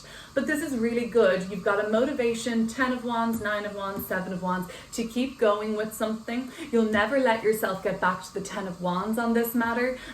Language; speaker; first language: English; native; English